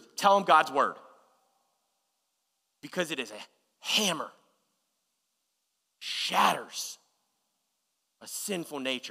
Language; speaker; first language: English; native; English